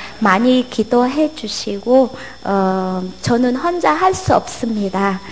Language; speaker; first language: Korean; non-native, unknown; Vietnamese